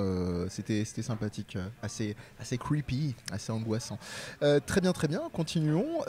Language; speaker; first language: French; native; French